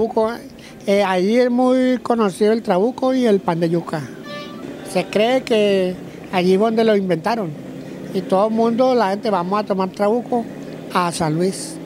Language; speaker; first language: Spanish; native; Spanish